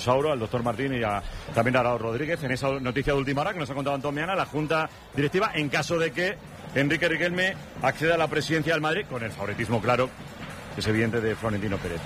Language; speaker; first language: Spanish; native; Spanish